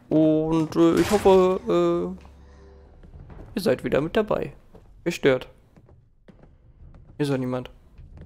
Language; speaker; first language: German; native; German